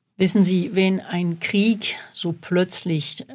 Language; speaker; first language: German; non-native, fluent; French